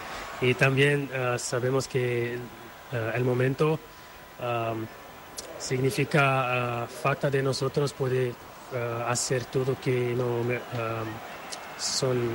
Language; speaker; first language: Spanish; non-native, learner; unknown